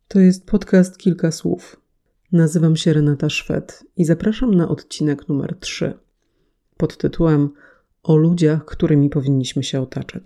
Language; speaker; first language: Polish; native; Polish